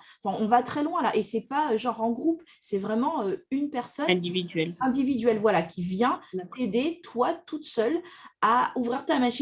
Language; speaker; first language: French; native; French